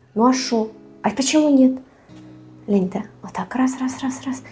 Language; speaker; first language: Russian; non-native, local second language; Ukrainian